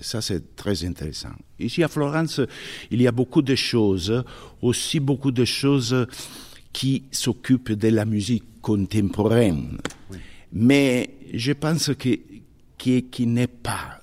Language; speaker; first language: French; non-native, fluent; Italian